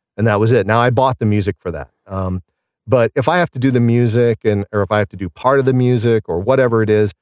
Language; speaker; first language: English; native; English